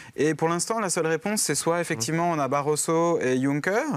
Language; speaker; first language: French; native; French